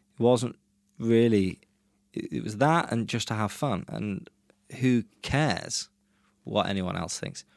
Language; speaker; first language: English; native; English